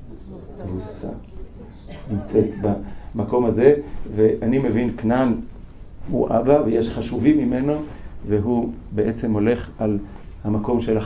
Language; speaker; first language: Hebrew; native; Hebrew